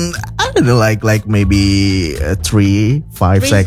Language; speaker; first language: English; non-native, learner; Indonesian